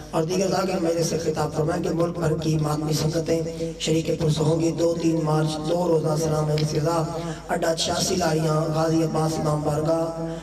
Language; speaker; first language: Urdu; non-native, local second language; Punjabi